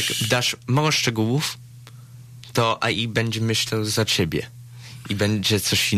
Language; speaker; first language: Polish; early bilingual, heritage; Polish